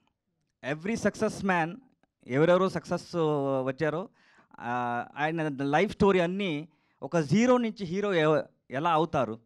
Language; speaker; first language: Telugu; non-native, learner; Kannada